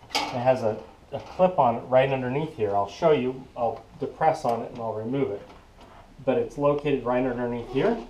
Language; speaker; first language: English; native; English